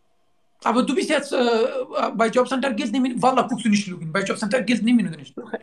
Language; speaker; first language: German; non-native, learner; Turkish